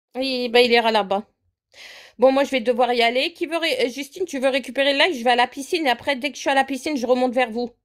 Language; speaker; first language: French; early bilingual, other home language; Portuguese